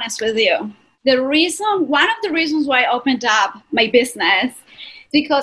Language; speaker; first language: English; non-native, fluent; Spanish